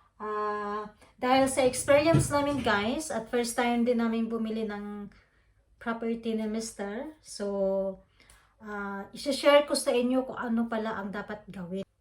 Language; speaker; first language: Filipino; non-native, local second language; Waray